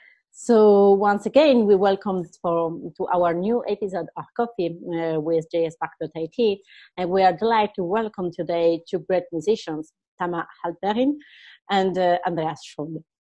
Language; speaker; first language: English; non-native, fluent; Italian